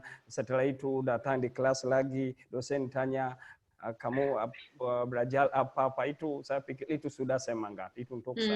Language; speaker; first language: Indonesian; non-native, learner; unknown